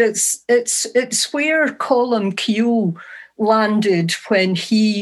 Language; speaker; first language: English; native; English